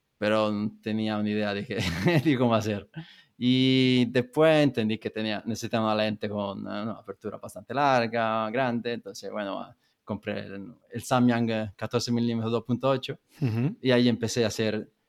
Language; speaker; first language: Spanish; non-native, fluent; Italian